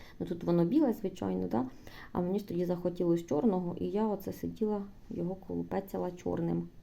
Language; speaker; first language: Ukrainian; non-native, local second language; Russian